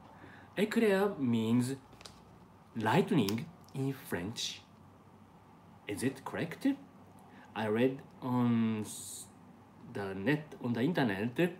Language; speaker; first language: English; non-native, learner; Japanese